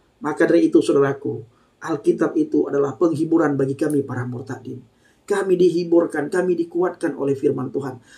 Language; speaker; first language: Indonesian; non-native, local second language; Achinese